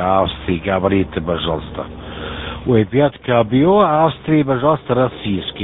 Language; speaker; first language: Russian; non-native, learner; German